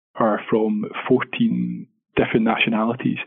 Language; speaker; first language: English; native; English